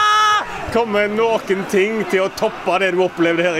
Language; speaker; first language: Norwegian; native; Norwegian